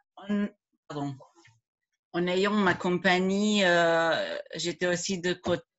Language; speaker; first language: French; non-native, fluent; Croatian